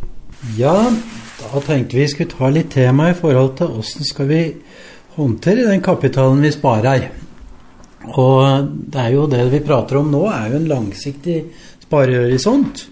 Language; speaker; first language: Norwegian; native; Norwegian